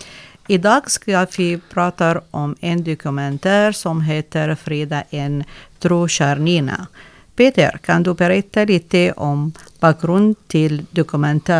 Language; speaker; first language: Swedish; non-native, learner; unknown